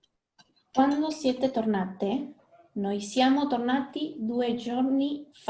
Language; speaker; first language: Italian; non-native, learner; Spanish